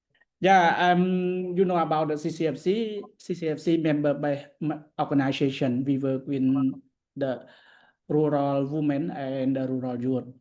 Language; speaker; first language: English; non-native, learner; Khmer